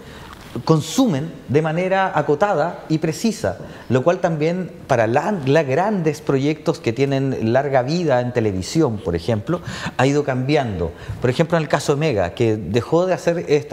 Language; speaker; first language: Spanish; native; Spanish